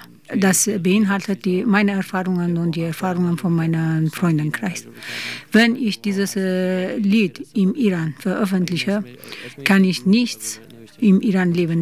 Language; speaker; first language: German; non-native, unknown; Persian